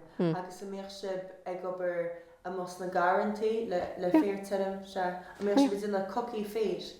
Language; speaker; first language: Irish; native; Irish